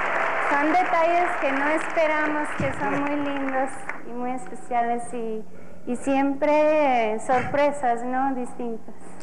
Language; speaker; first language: Spanish; non-native, fluent; English